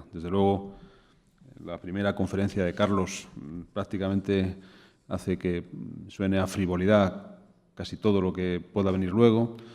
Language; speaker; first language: Spanish; native; Spanish